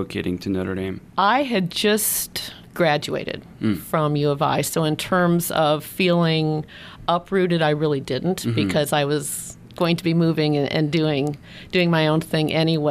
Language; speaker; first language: English; native; English